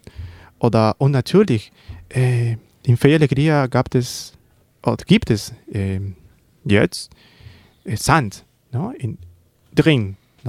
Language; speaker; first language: German; non-native, learner; Spanish